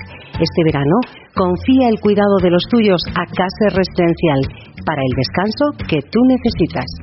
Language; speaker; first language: Spanish; native; Spanish